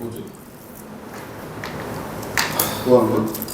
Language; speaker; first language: Korean; native; Korean